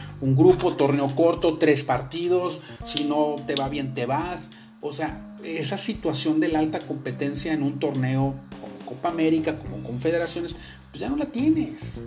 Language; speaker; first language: Spanish; native; Spanish